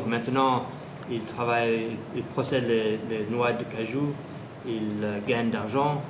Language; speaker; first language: French; non-native, fluent; English